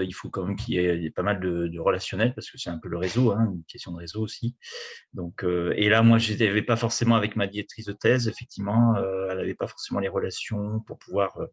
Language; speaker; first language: French; native; French